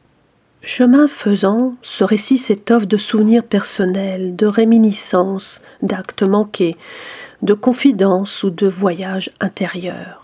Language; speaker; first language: French; native; French